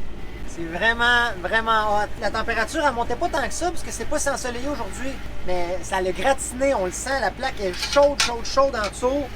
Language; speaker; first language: French; native; French